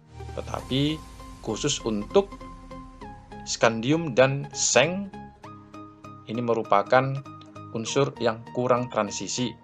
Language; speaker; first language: Indonesian; native; Indonesian